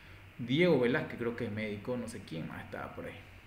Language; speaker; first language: Spanish; native; Spanish